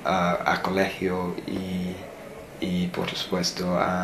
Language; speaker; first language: Spanish; non-native, learner; English